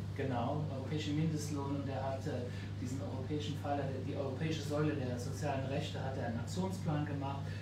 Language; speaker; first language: German; non-native, local second language; Luxembourgish